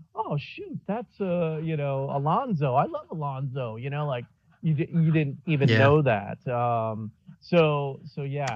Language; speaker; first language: English; native; English